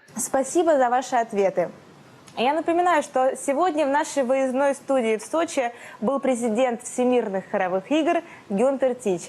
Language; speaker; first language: Russian; native; Russian